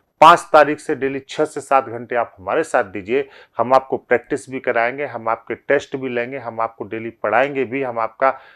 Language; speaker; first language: Hindi; native; Hindi